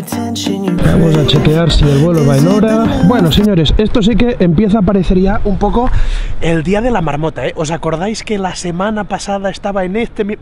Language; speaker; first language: Spanish; native; Spanish